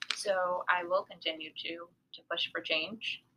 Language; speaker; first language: English; early bilingual, other home language; Spanish